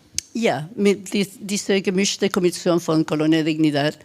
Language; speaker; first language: German; non-native, fluent; Spanish